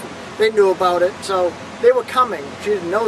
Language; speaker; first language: English; native; English